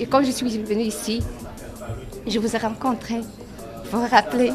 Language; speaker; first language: French; non-native, local second language; Arabic